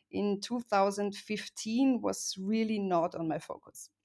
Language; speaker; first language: English; non-native, fluent; German